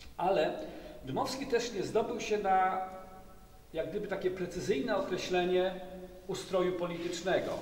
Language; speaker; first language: Polish; native; Polish